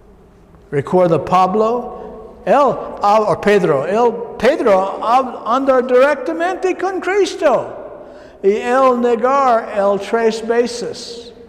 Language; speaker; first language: Spanish; non-native, learner; English